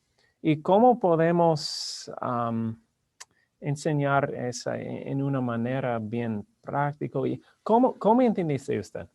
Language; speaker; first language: Spanish; non-native, learner; English